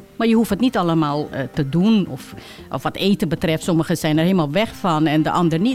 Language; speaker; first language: Dutch; early bilingual, other home language; Caribbean Hindustani